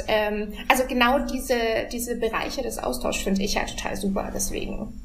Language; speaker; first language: German; native; German